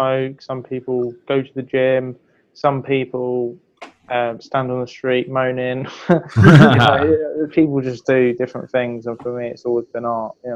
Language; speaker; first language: English; native; English